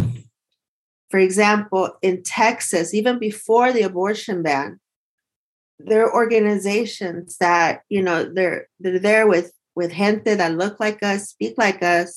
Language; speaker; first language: English; early bilingual, other home language; Spanish